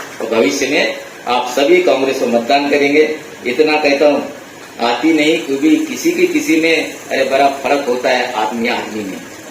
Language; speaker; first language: Hindi; non-native, local second language; Marathi